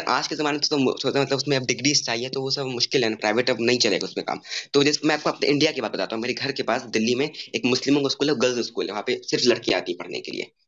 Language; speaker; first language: Hindi; native; Hindi